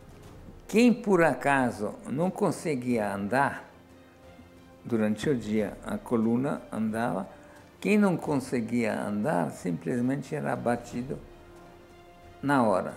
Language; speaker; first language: Portuguese; non-native, fluent; Polish